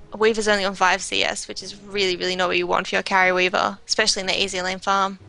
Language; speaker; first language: English; native; English